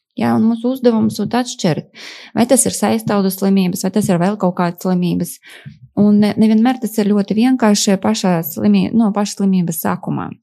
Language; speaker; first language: Latvian; non-native, local second language; Russian